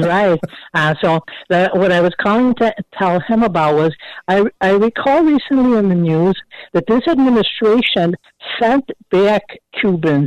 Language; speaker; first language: English; early bilingual, other home language; Greek